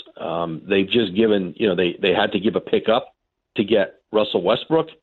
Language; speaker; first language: English; native; English